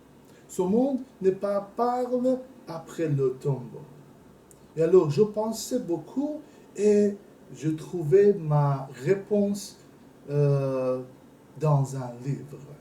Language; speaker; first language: French; non-native, learner; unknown